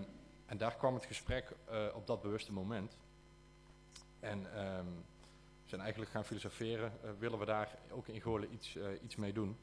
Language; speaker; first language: Dutch; native; Dutch